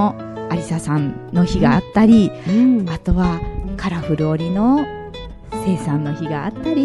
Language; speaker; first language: Japanese; native; Japanese